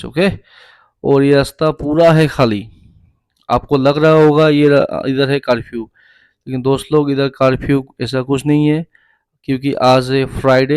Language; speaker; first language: Hindi; non-native, local second language; Assamese